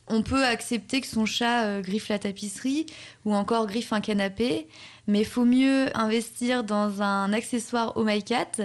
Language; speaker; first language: French; native; French